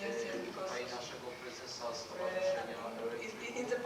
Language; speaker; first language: English; non-native, learner; Ukrainian